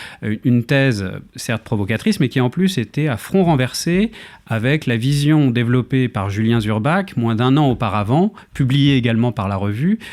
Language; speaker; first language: French; native; French